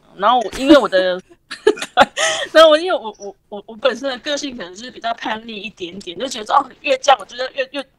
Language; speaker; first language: Chinese; native; Chinese